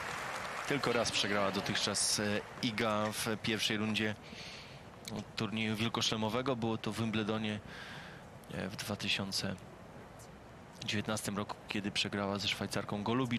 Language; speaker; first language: Polish; native; Polish